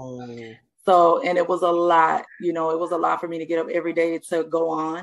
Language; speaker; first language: English; native; English